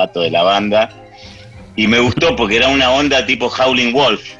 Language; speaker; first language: Spanish; early bilingual, other home language; English